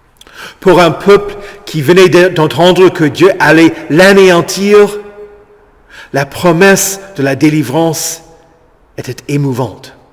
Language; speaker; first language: French; native; French